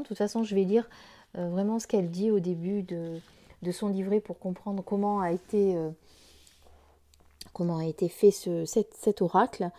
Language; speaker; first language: French; native; French